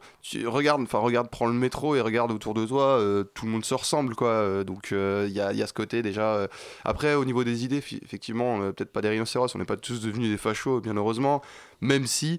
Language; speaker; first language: French; native; French